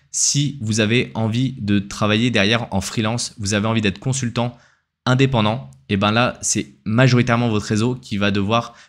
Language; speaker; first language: French; native; French